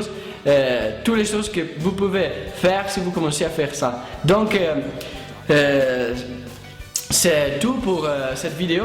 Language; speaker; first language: French; non-native, learner; Italian